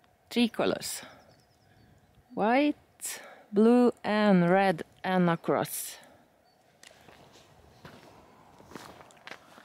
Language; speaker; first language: English; non-native, learner; Norwegian